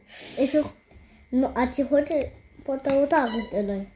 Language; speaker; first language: Russian; early bilingual, heritage; Russian